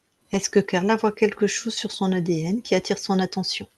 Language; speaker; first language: French; native; French